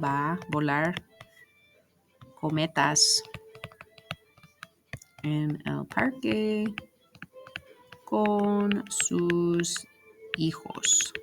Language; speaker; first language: Spanish; non-native, fluent; English